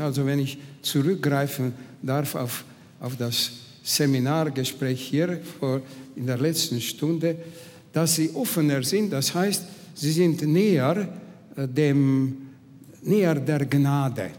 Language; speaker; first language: German; non-native, fluent; Hungarian